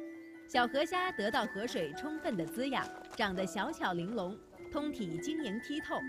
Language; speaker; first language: Chinese; native; Chinese